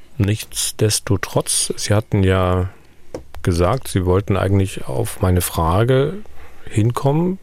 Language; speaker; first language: German; native; German